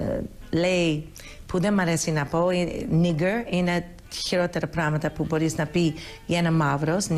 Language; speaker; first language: Greek; early bilingual, heritage; English